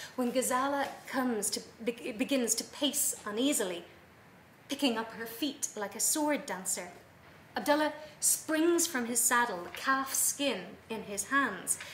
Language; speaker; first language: English; native; English